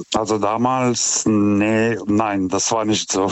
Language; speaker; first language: German; non-native, fluent; Lithuanian